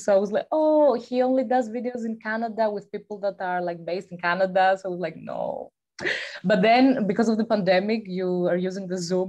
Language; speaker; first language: English; non-native, fluent; Greek